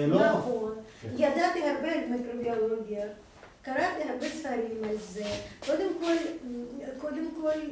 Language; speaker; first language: Hebrew; non-native, fluent; Russian